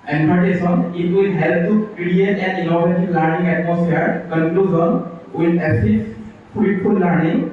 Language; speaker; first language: English; non-native, local second language; Assamese